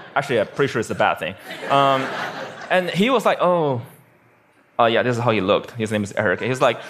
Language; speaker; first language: English; non-native, fluent; Chinese